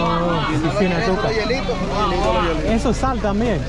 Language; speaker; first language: Spanish; non-native, learner; English